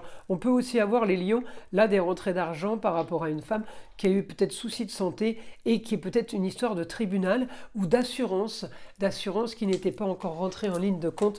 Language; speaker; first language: French; native; French